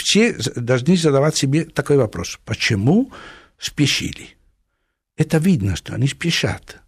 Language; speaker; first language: Russian; non-native, fluent; Italian